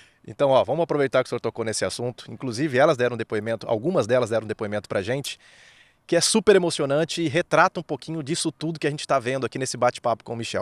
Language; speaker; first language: Portuguese; native; Portuguese